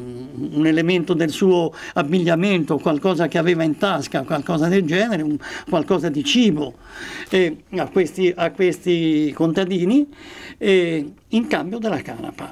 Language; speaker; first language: Italian; native; Italian